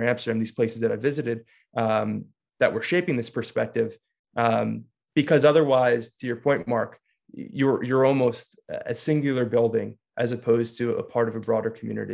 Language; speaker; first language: English; native; English